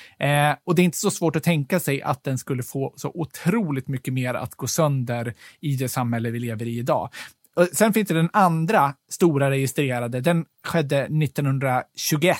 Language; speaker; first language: Swedish; native; Swedish